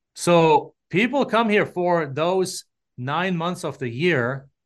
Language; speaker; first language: English; non-native, fluent; German